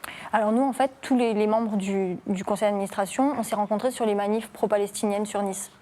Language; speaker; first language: French; native; French